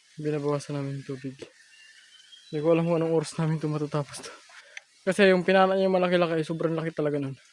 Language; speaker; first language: Filipino; non-native, local second language; Masbatenyo